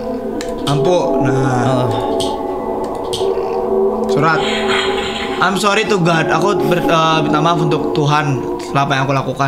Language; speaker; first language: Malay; non-native, local second language; Sundanese